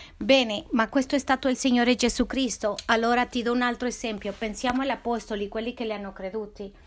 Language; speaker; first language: Italian; non-native, fluent; Spanish